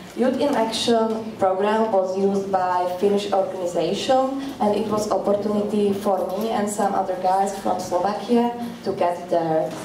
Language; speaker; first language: English; non-native, learner; Slovak